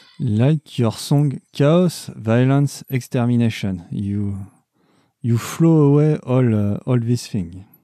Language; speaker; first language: English; non-native, learner; French